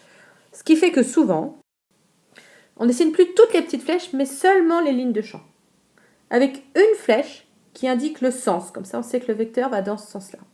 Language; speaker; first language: French; native; French